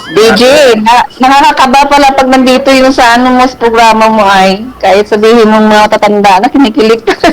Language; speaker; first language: Filipino; non-native, local second language; Hiligaynon